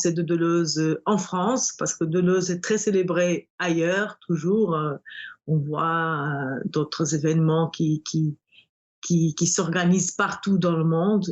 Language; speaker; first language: French; non-native, fluent; Portuguese